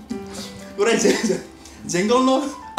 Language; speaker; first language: Japanese; non-native, learner; Indonesian